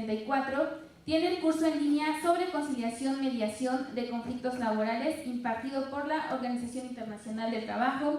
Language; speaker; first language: Spanish; native; Spanish